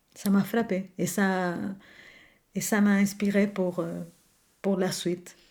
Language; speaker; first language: French; non-native, fluent; Spanish